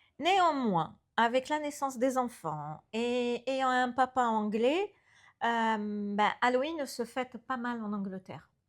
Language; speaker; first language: French; non-native, local second language; Arabic